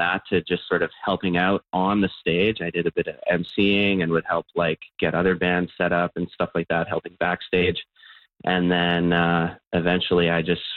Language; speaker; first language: English; native; English